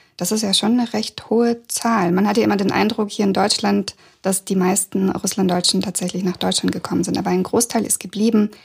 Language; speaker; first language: German; early bilingual, other home language; Russian